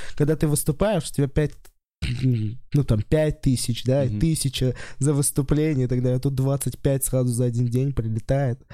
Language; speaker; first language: Russian; native; Russian